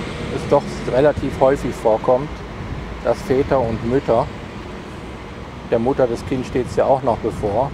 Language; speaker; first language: German; native; German